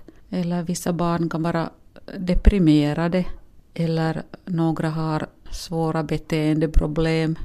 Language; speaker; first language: Swedish; non-native, local second language; Finnish